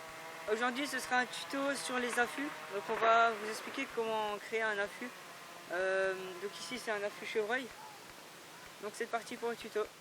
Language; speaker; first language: French; native; French